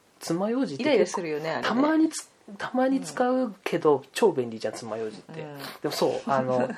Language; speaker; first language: Japanese; native; Japanese